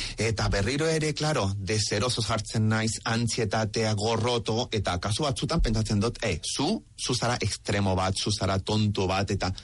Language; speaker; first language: Basque; native; Basque